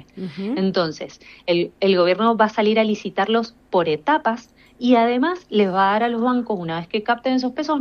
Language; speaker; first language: Spanish; native; Spanish